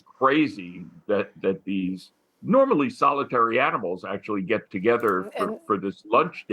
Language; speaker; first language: English; native; English